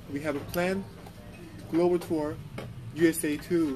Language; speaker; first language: English; non-native, learner; Korean